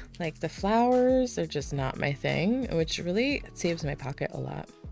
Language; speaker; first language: English; early bilingual, other home language; Spanish